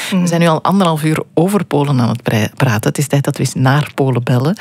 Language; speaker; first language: Dutch; native; Dutch